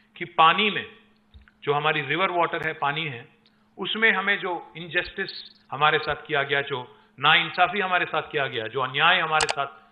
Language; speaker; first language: Hindi; non-native, local second language; Telugu